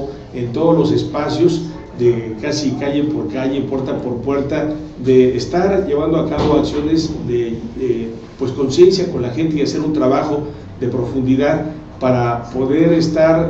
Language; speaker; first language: Spanish; native; Spanish